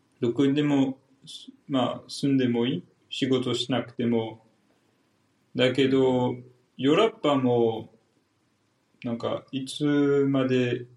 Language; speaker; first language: Japanese; non-native, fluent; French